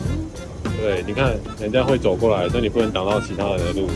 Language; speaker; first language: Chinese; native; Chinese